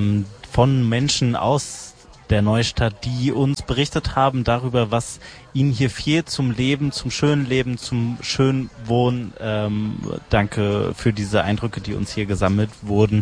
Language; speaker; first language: German; native; German